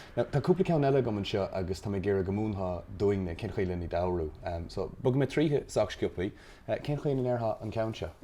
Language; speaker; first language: Irish; native; Irish